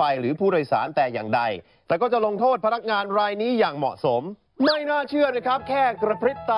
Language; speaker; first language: Thai; non-native, fluent; English